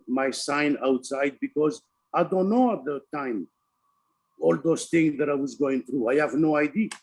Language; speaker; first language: English; non-native, learner; Italian